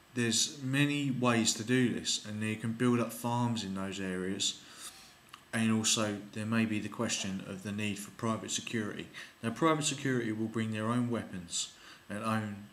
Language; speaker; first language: English; native; English